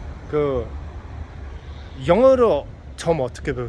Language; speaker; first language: Korean; non-native, fluent; Mongolian